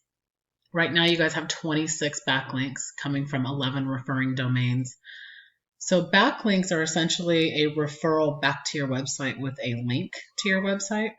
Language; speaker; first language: English; native; English